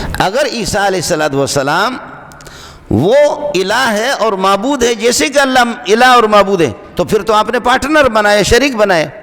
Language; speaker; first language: Urdu; non-native, local second language; Pashto